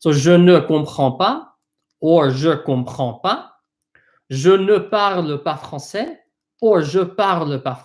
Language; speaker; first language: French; non-native, fluent; English